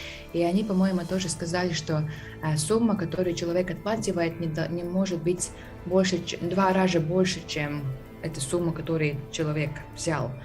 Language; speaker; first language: Russian; non-native, fluent; Latvian